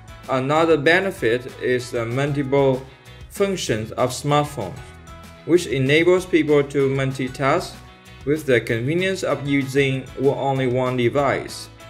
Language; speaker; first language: English; non-native, fluent; Vietnamese